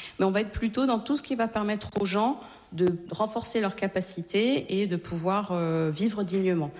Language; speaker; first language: French; native; French